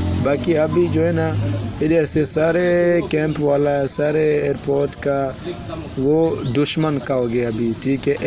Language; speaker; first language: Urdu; non-native, learner; Swahili